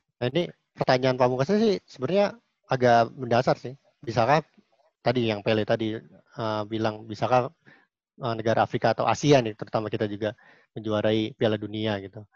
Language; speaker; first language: Indonesian; native; Indonesian